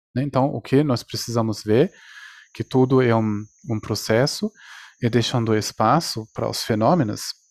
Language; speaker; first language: Portuguese; non-native, fluent; German